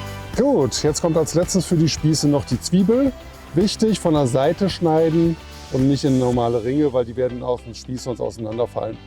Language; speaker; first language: German; native; German